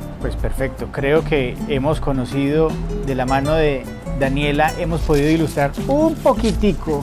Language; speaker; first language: Spanish; native; Spanish